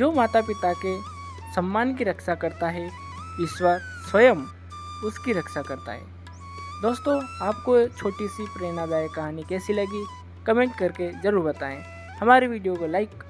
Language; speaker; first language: Hindi; native; Hindi